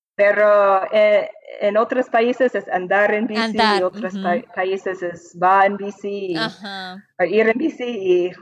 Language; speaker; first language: Spanish; non-native, learner; English